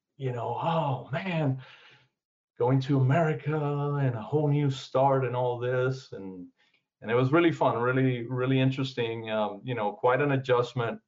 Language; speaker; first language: English; early bilingual, other home language; Spanish